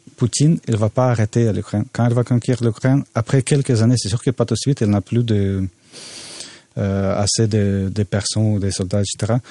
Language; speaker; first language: French; non-native, fluent; Russian